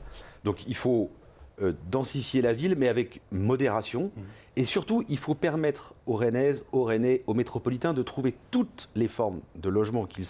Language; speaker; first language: French; native; French